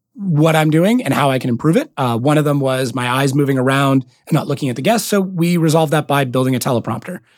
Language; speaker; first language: English; native; English